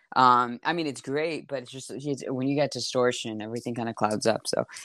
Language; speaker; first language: English; native; English